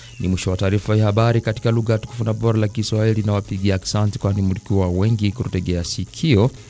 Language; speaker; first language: Swahili; non-native, local second language; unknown